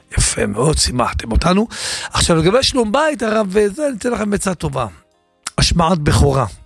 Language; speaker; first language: Hebrew; native; Hebrew